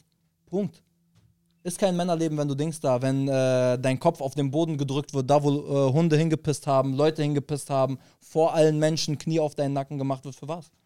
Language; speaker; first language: German; early bilingual, other home language; Arabic